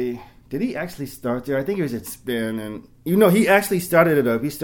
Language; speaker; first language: English; native; English